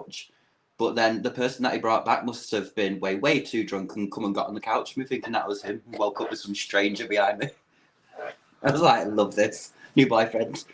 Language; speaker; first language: English; native; English